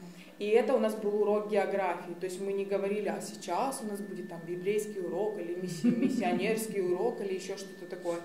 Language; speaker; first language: Russian; native; Russian